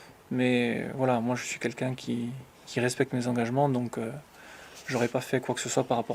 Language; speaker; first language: French; native; French